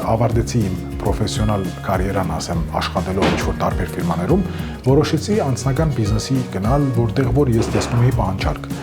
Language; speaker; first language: Armenian; early bilingual, heritage; Armenian